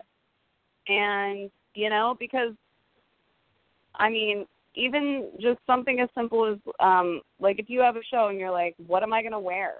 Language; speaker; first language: English; native; English